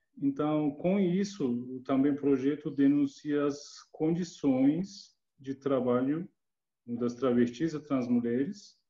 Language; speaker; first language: Portuguese; non-native, learner; Turkish